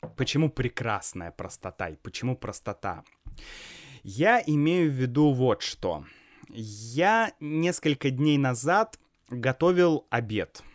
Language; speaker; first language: Russian; native; Russian